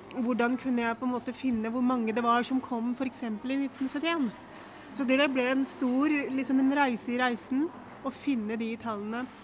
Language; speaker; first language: Norwegian; early bilingual, other home language; Urdu